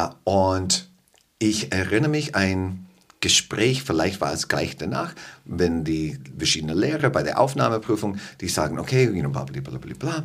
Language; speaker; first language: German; non-native, fluent; English